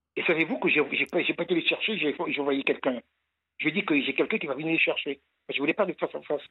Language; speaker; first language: French; native; French